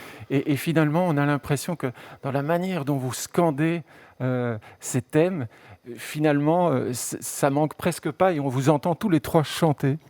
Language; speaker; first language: French; native; French